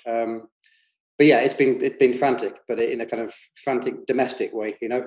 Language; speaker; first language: English; native; English